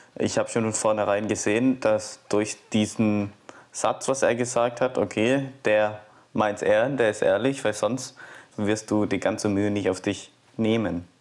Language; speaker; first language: German; early bilingual, other home language; Thai